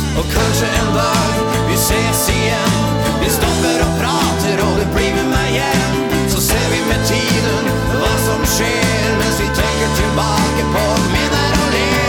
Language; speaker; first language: Norwegian; native; Norwegian